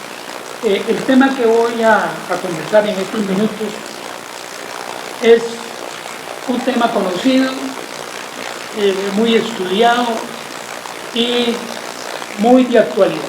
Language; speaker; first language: Spanish; native; Spanish